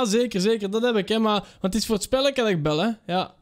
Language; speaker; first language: Dutch; native; Dutch